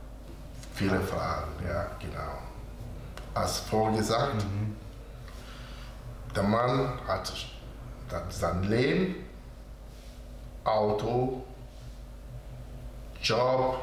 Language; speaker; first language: German; non-native, learner; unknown